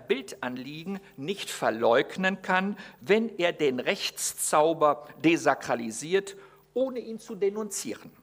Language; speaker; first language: German; native; German